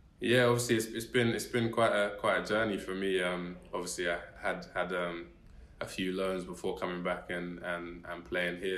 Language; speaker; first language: English; native; English